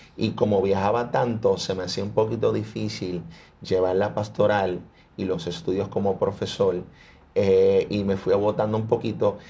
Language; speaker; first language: Spanish; early bilingual, heritage; Spanish